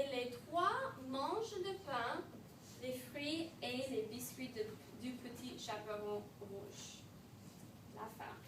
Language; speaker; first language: French; non-native, fluent; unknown